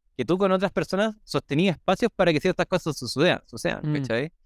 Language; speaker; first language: Spanish; native; Spanish